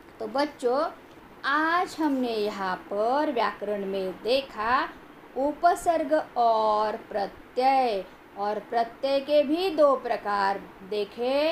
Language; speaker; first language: Hindi; non-native, local second language; Marathi